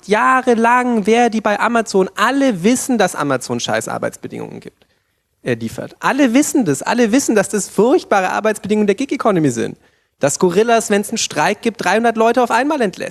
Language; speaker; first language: German; native; German